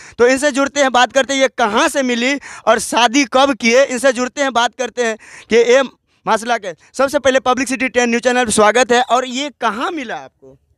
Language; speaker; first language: Hindi; native; Hindi